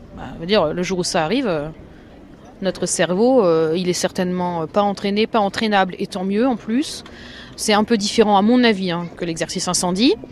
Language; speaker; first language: French; native; French